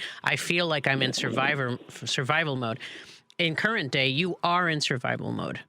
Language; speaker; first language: English; native; English